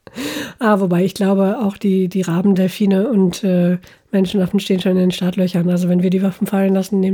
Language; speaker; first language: German; native; German